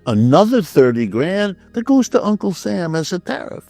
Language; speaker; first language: English; native; English